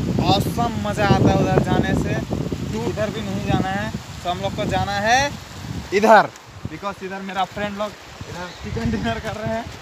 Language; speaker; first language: Hindi; non-native, local second language; Bangla